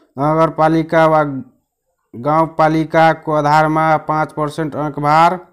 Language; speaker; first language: Nepali; non-native, local second language; Maithili